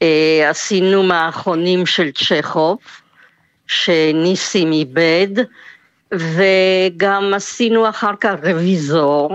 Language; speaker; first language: Hebrew; non-native, fluent; French